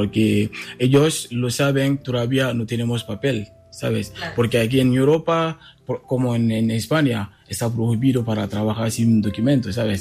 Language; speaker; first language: Spanish; non-native, learner; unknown